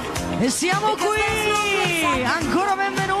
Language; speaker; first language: Italian; native; Italian